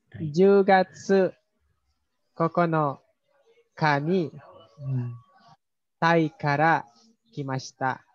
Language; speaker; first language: Japanese; non-native, learner; Indonesian